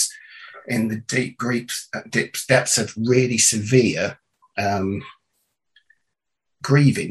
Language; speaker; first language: English; native; English